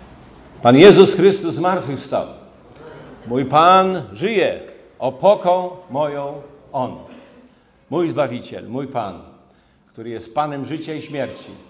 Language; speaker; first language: Polish; native; Polish